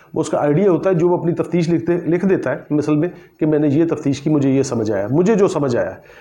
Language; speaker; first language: Urdu; non-native, local second language; Punjabi